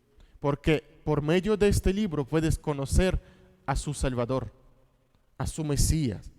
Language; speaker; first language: Spanish; non-native, fluent; Russian